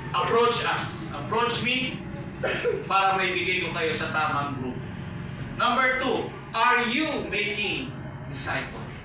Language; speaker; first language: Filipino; non-native, local second language; Pampanga